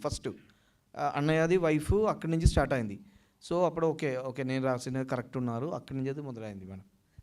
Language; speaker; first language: Telugu; non-native, learner; Malayalam